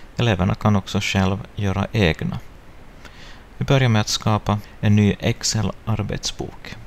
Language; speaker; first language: Swedish; native; Swedish